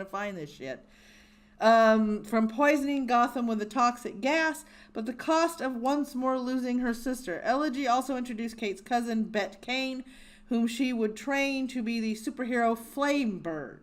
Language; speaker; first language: English; native; English